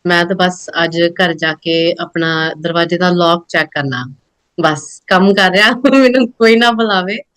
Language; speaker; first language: Punjabi; early bilingual, other home language; English